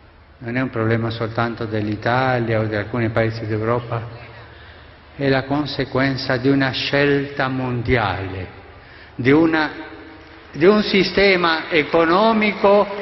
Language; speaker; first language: Italian; non-native, fluent; Spanish